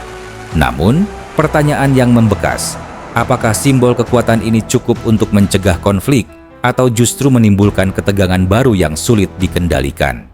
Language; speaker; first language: Indonesian; native; Indonesian